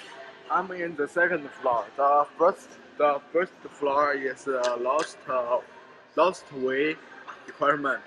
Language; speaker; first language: English; non-native, learner; Chinese